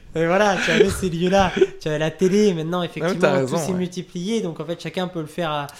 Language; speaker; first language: French; native; French